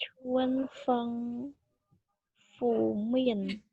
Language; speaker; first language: Chinese; non-native, learner; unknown